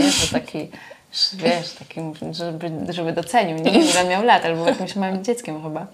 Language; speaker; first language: Polish; native; Polish